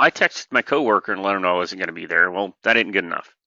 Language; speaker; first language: English; native; English